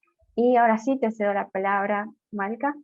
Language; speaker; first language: Spanish; native; Spanish